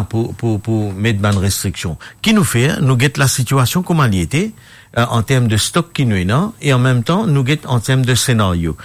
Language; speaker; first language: French; non-native, local second language; Morisyen